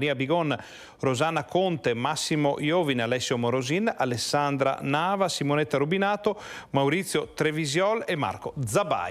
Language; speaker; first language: Italian; native; Italian